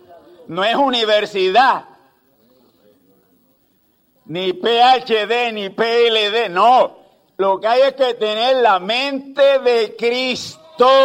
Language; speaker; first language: Spanish; native; Spanish